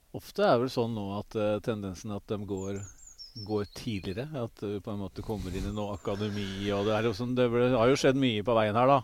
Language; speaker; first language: Norwegian; native; Norwegian